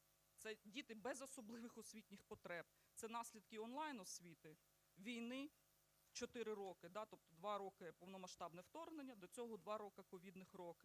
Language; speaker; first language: Ukrainian; native; Ukrainian